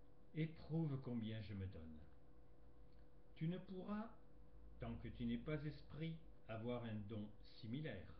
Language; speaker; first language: French; native; French